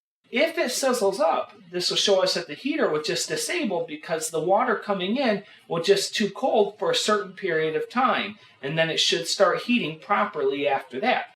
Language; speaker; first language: English; native; English